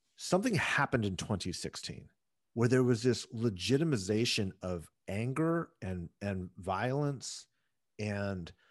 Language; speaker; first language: English; native; English